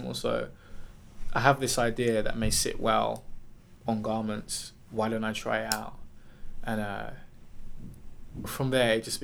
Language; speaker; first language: English; native; English